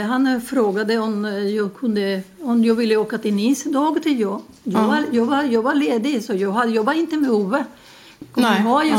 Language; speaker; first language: Swedish; non-native, learner; Spanish